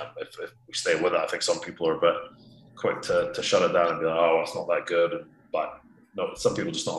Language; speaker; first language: English; native; English